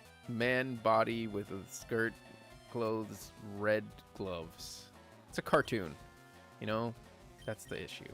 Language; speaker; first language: English; native; English